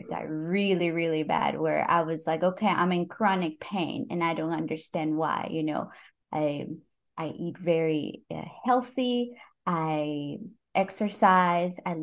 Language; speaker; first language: English; non-native, fluent; Spanish